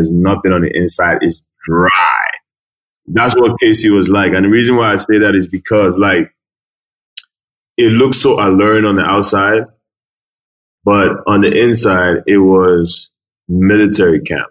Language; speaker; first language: English; non-native, local second language; Igbo